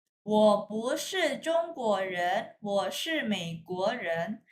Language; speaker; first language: Chinese; non-native, fluent; Indonesian